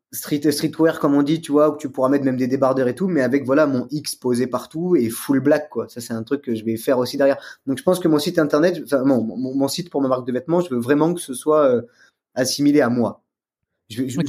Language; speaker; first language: French; native; French